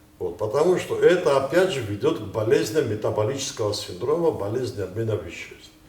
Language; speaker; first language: Russian; non-native, local second language; Ossetic